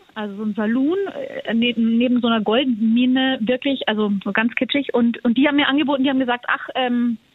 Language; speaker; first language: German; native; German